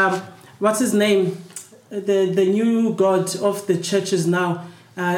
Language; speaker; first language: English; non-native, fluent; Xhosa